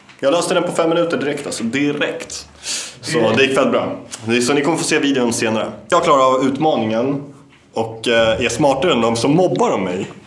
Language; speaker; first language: Swedish; native; Swedish